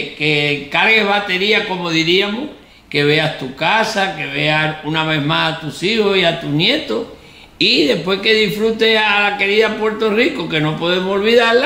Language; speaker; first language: Spanish; native; Spanish